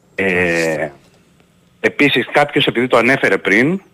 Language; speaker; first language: Greek; native; Greek